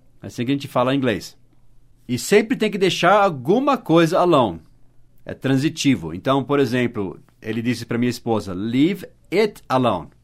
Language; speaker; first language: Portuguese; non-native, fluent; English